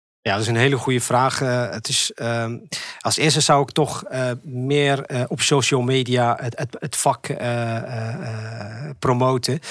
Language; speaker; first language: Dutch; early bilingual, other home language; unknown